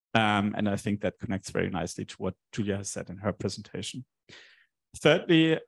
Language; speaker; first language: English; non-native, fluent; German